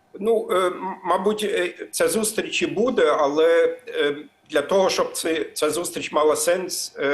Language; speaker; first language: Ukrainian; non-native, fluent; German